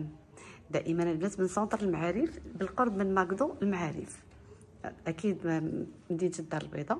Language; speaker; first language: Arabic; native; Arabic